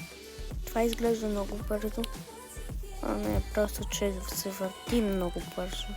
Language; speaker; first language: Bulgarian; early bilingual, heritage; Bulgarian